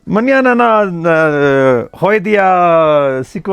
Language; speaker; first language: Spanish; non-native, learner; Hindi